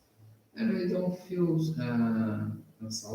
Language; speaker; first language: English; non-native, learner; Portuguese